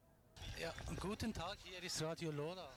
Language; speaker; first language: German; non-native, learner; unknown